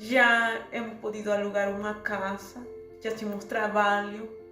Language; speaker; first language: Portuguese; non-native, learner; Spanish